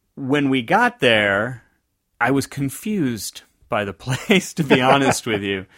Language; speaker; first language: English; native; English